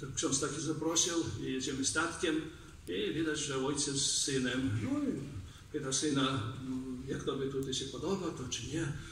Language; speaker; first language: Polish; non-native, fluent; Belarusian